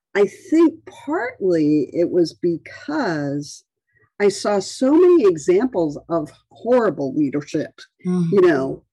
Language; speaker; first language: English; native; English